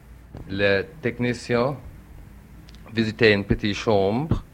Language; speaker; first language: French; non-native, learner; English